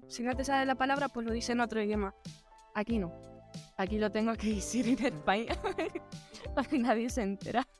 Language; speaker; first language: Spanish; early bilingual, heritage; Spanish